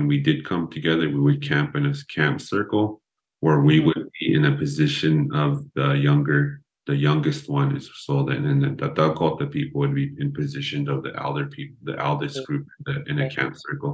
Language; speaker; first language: English; early bilingual, other home language; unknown